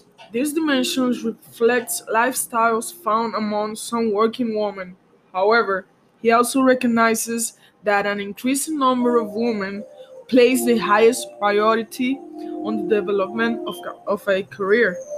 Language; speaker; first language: English; non-native, learner; Spanish